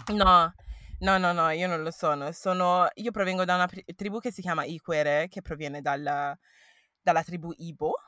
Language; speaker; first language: Italian; early bilingual, other home language; English